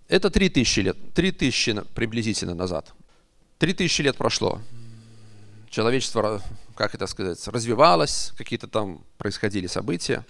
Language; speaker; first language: Russian; native; Russian